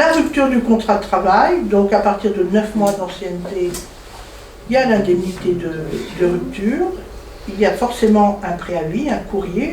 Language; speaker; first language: French; native; French